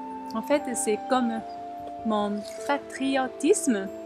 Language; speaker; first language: French; non-native, learner; Japanese